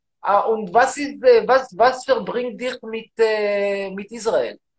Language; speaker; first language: German; non-native, learner; Hebrew